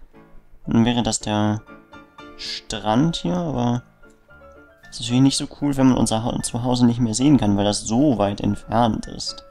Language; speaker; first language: German; native; German